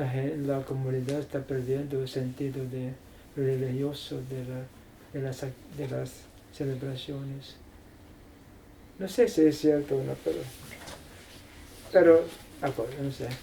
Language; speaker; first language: Spanish; non-native, learner; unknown